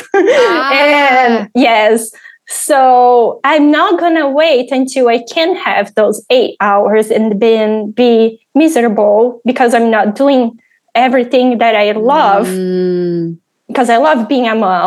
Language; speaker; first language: English; non-native, fluent; Portuguese